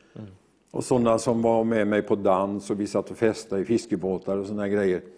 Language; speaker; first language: Swedish; native; Swedish